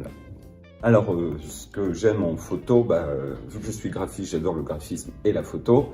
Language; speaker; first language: French; native; French